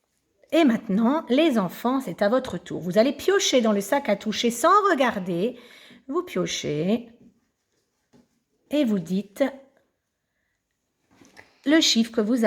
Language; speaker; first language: French; native; French